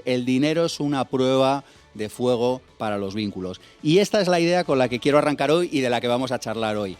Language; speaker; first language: Spanish; native; Spanish